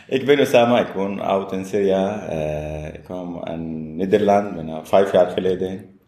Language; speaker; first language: Dutch; non-native, learner; Arabic